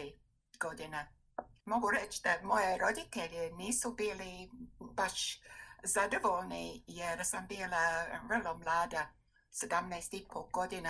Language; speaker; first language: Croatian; non-native, fluent; English